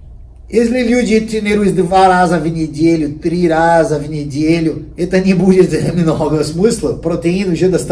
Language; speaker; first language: Russian; non-native, fluent; Portuguese